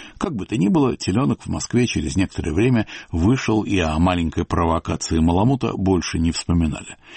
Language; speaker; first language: Russian; native; Russian